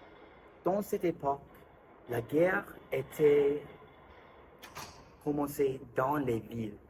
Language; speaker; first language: French; non-native, learner; English